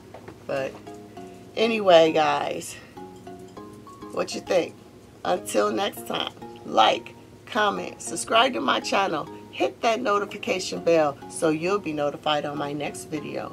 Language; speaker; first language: English; native; English